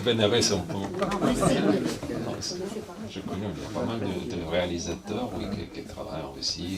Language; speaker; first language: French; non-native, fluent; Russian